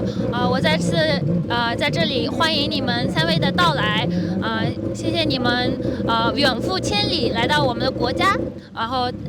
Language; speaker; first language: Chinese; non-native, fluent; Mongolian